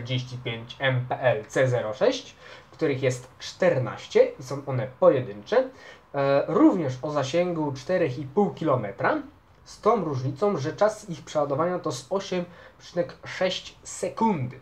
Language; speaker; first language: Polish; native; Polish